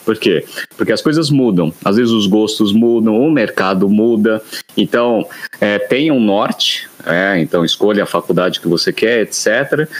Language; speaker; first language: Portuguese; native; Portuguese